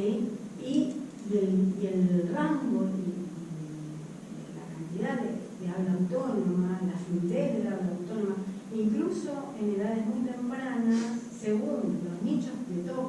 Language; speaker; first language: Spanish; native; Spanish